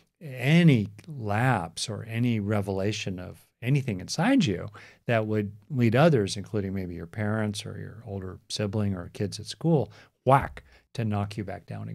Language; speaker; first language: English; native; English